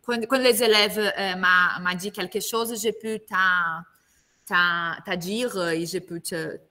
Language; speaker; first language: French; non-native, learner; Portuguese